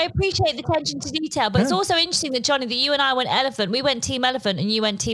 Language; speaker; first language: English; non-native, local second language; Polish